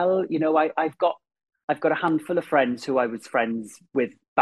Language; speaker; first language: English; native; English